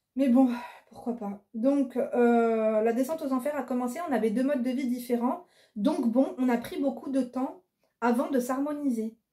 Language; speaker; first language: French; native; French